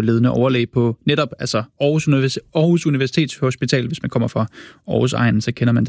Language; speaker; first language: Danish; native; Danish